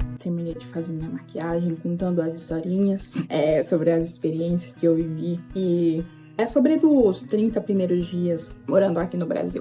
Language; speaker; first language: Portuguese; non-native, fluent; Haitian Creole